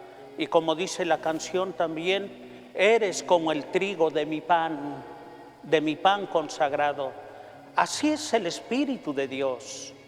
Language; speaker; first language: Spanish; native; Spanish